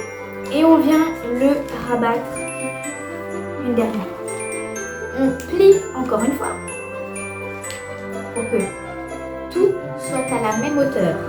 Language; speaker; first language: French; native; French